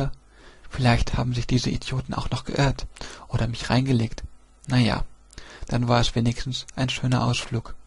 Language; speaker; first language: German; native; German